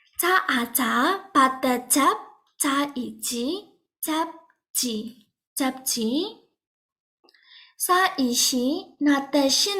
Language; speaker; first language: Korean; non-native, fluent; Burmese